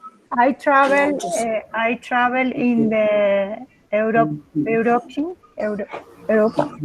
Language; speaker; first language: English; non-native, learner; Spanish